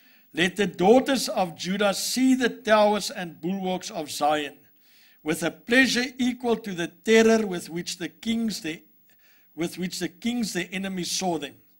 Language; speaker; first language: English; non-native, local second language; Afrikaans